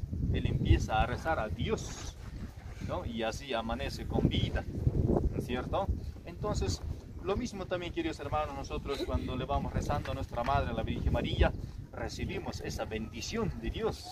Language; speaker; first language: Spanish; native; Spanish